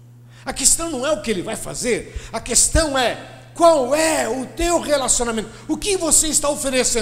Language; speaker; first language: Portuguese; native; Portuguese